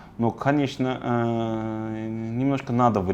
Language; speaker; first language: Russian; non-native, learner; Turkish